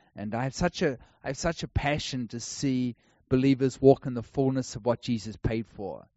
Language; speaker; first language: English; native; English